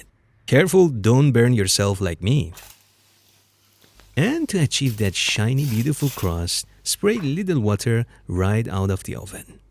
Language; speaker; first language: English; non-native, fluent; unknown